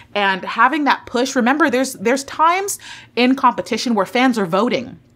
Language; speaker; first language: English; native; English